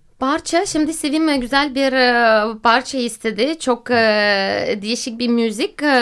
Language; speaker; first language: Turkish; non-native, fluent; Russian